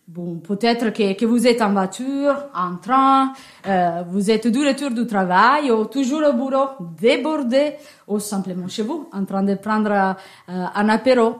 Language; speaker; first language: French; non-native, fluent; Italian